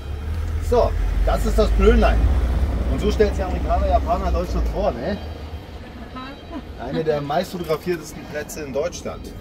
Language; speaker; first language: German; native; German